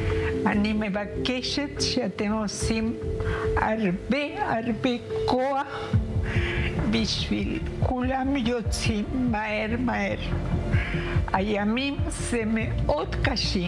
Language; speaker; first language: Hebrew; non-native, learner; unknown